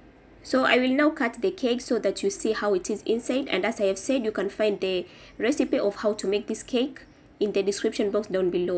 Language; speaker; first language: English; non-native, local second language; Swahili